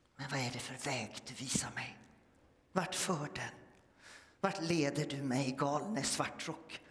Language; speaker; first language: Swedish; native; Swedish